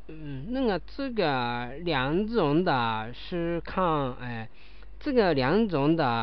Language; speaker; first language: Chinese; non-native, learner; Japanese